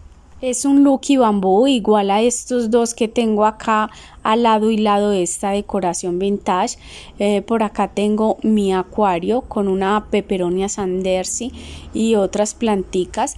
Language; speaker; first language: Spanish; native; Spanish